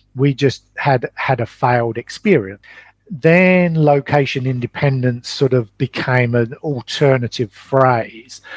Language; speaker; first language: English; native; English